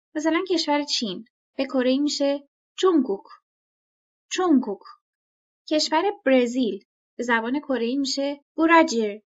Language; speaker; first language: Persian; native; Persian